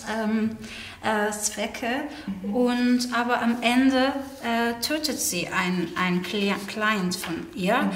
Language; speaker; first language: German; non-native, fluent; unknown